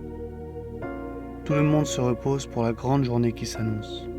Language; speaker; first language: French; native; French